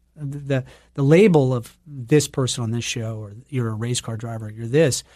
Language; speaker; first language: English; native; English